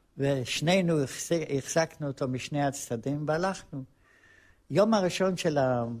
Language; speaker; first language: Hebrew; non-native, fluent; Polish